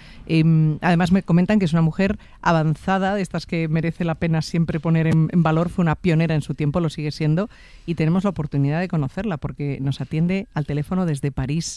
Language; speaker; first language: Spanish; native; Spanish